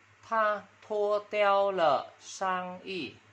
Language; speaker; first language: Chinese; non-native, fluent; Vietnamese